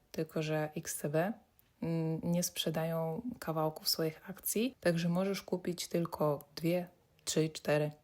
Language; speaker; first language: Polish; non-native, fluent; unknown